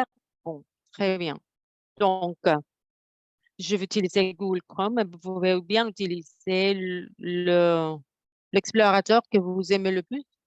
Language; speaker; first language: French; non-native, fluent; Spanish